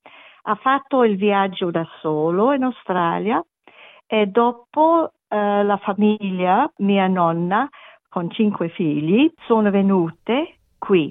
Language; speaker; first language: Italian; non-native, learner; German